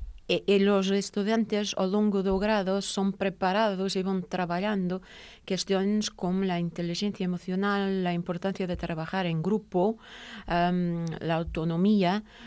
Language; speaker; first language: Spanish; non-native, fluent; Portuguese